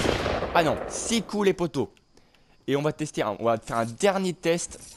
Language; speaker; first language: French; native; French